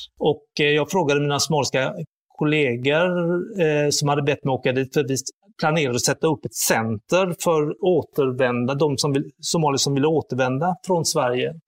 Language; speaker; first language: Swedish; native; Swedish